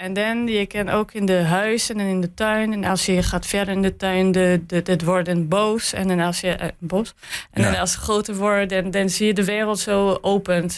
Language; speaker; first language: Dutch; non-native, learner; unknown